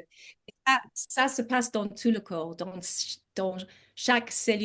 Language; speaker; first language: French; non-native, learner; English